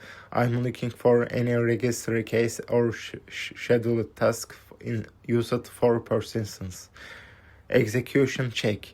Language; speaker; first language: English; non-native, fluent; Turkish